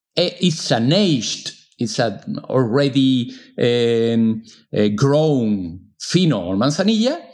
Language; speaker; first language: English; non-native, fluent; Spanish